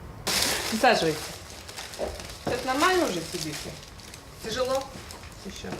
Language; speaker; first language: Russian; non-native, fluent; Korean